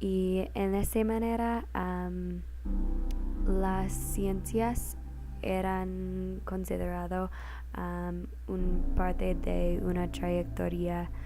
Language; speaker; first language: Spanish; non-native, learner; English